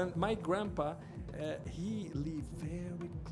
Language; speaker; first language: English; non-native, fluent; Portuguese